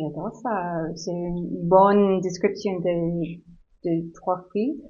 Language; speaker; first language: French; non-native, learner; English